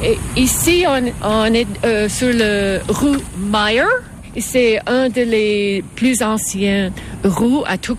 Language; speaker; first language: French; non-native, fluent; English